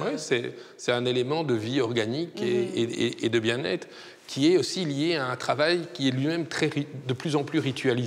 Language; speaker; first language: French; native; French